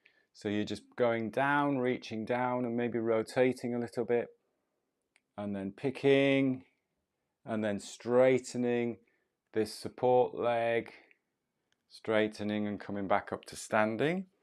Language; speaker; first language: English; native; English